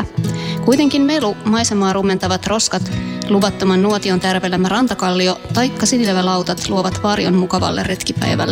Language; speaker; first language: Finnish; native; Finnish